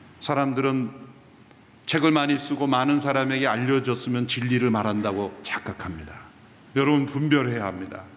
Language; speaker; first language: Korean; native; Korean